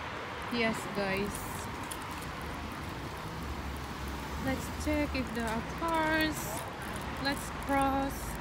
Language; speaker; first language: English; non-native, local second language; Filipino